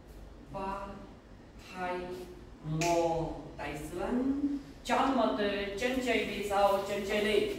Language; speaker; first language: Vietnamese; non-native, learner; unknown